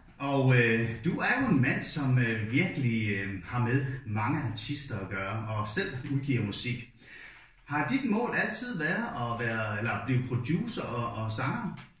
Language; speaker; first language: Danish; native; Danish